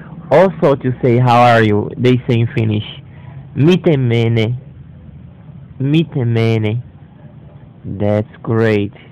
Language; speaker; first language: English; non-native, learner; Portuguese